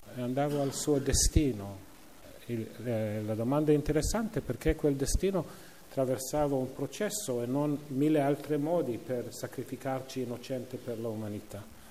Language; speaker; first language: Italian; non-native, fluent; English